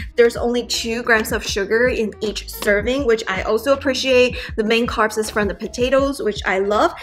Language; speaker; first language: English; non-native, fluent; Chinese